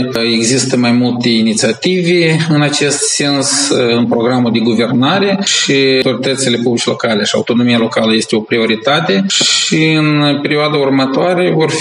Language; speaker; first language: Romanian; native; Romanian